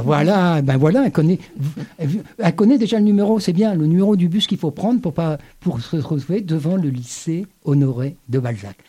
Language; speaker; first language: French; native; French